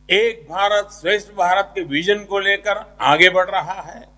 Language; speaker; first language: Hindi; non-native, local second language; Gujarati